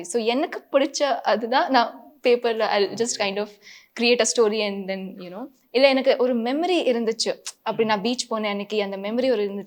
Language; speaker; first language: Tamil; non-native, fluent; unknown